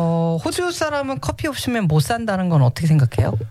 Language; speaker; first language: Korean; native; Korean